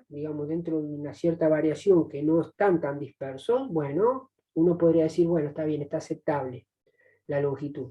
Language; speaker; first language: Spanish; native; Spanish